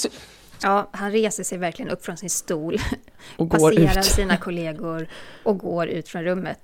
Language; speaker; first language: Swedish; native; Swedish